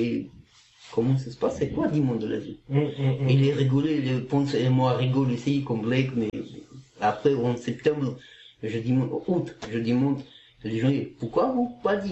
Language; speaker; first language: French; non-native, learner; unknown